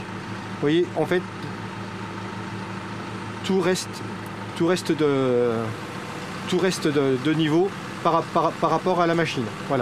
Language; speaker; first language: French; native; French